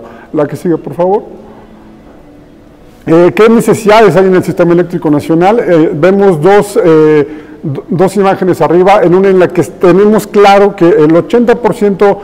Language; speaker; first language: Spanish; native; Spanish